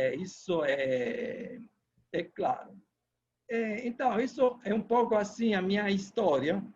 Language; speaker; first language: Portuguese; non-native, fluent; Italian